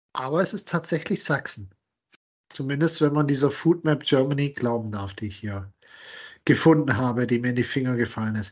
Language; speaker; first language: German; native; German